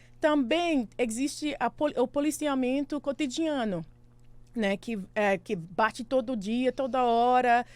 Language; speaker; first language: Portuguese; non-native, fluent; English